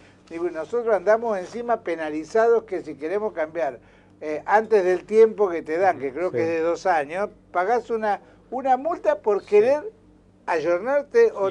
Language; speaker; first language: Spanish; native; Spanish